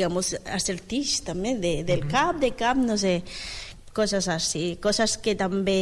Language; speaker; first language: Catalan; non-native, learner; Spanish